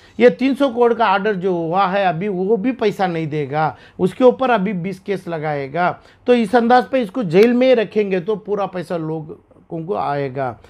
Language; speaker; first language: Hindi; non-native, local second language; Urdu